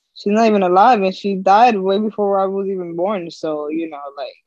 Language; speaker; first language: English; native; English